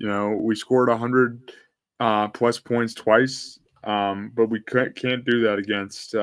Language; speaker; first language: English; native; English